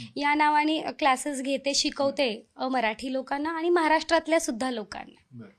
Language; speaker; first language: Marathi; non-native, local second language; Hindi